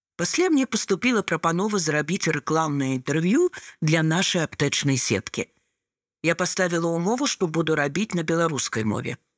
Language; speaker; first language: Belarusian; non-native, local second language; Russian